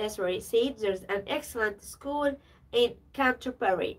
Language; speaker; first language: English; non-native, fluent; Arabic